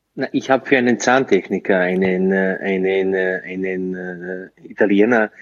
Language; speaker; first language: German; non-native, fluent; Slovenian